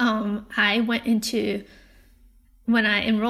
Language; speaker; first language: English; non-native, local second language; Cantonese